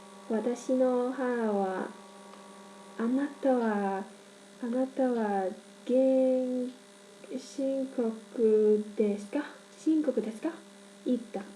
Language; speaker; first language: Japanese; non-native, learner; Cantonese